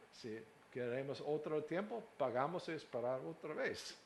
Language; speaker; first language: Spanish; non-native, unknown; English